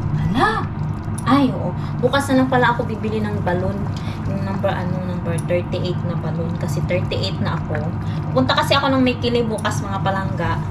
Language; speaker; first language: Filipino; non-native, local second language; Hiligaynon